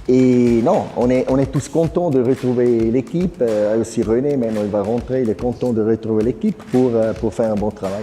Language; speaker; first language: French; non-native, fluent; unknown